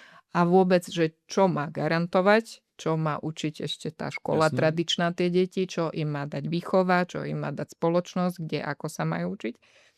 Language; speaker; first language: Slovak; native; Slovak